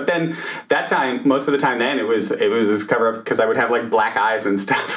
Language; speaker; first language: English; native; English